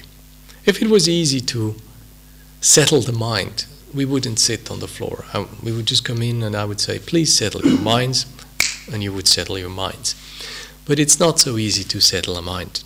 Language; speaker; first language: English; non-native, fluent; Swiss German